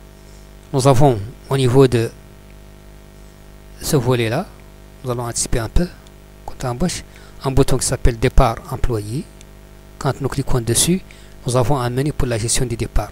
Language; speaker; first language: French; non-native, local second language; Arabic